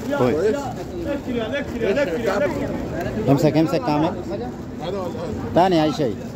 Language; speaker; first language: Arabic; non-native, learner; Bangla